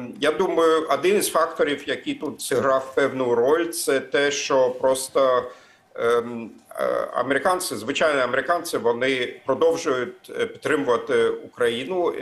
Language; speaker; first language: Ukrainian; non-native, fluent; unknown